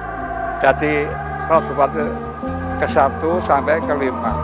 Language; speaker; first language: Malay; non-native, local second language; Javanese